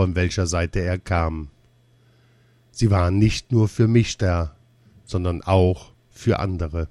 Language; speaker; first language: German; early bilingual, other home language; Russian